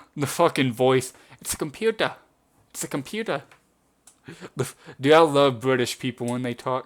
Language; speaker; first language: English; native; English